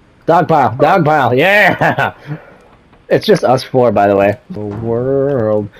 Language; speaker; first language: English; native; English